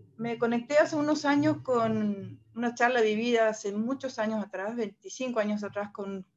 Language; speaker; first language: Spanish; native; Spanish